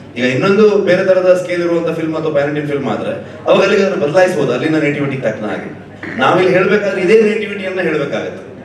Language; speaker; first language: Kannada; native; Kannada